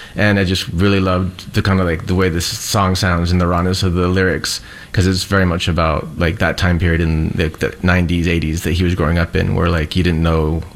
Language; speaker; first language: English; early bilingual, other home language; Spanish